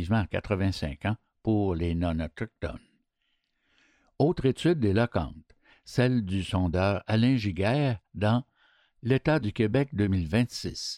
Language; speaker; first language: French; native; French